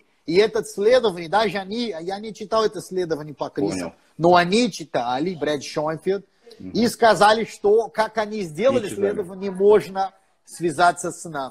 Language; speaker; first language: Russian; non-native, fluent; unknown